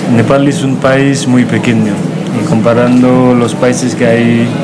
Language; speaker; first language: Spanish; non-native, learner; Nepali